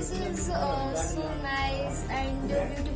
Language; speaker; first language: English; non-native, learner; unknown